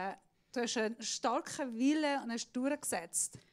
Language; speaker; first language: German; non-native, fluent; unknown